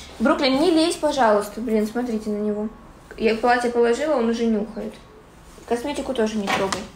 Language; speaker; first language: Russian; native; Russian